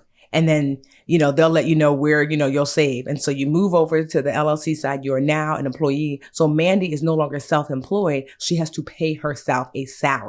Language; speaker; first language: English; native; English